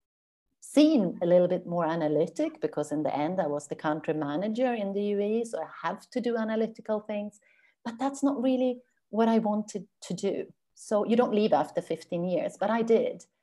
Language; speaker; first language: English; non-native, fluent; Swedish